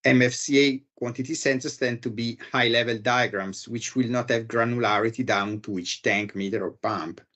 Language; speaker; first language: English; non-native, fluent; Italian